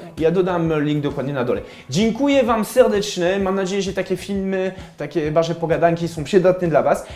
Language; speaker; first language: Polish; early bilingual, heritage; French